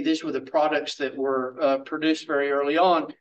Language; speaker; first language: English; native; English